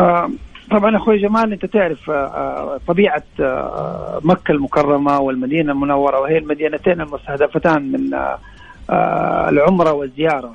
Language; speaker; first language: Arabic; native; Arabic